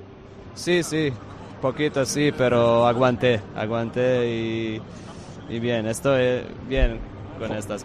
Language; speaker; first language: Spanish; non-native, fluent; Croatian